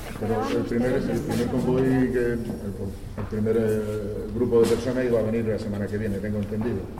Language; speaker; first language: Spanish; native; Spanish